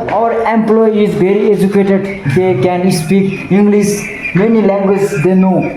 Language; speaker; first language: English; non-native, learner; Nepali